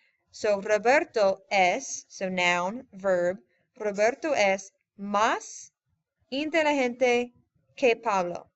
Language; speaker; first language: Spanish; non-native, fluent; English